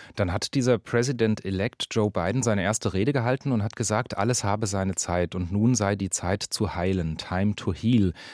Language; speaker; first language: German; native; German